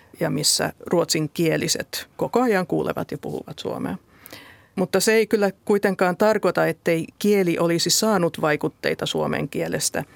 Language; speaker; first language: Finnish; non-native, local second language; Swedish